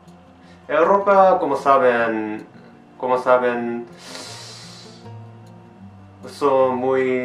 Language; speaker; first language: Spanish; non-native, learner; Korean